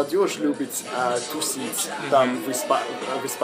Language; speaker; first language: Russian; non-native, fluent; English